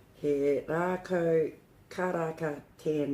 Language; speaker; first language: Māori; non-native, learner; English